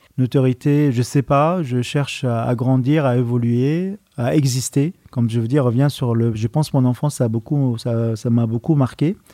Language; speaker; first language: French; non-native, fluent; Arabic